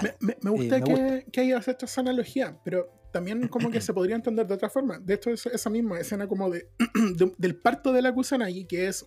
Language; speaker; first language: Spanish; native; Spanish